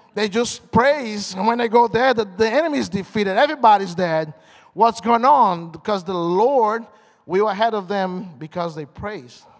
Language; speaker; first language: English; non-native, fluent; Portuguese